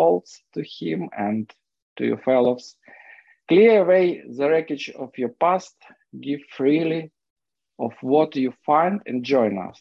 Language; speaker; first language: English; non-native, fluent; Ukrainian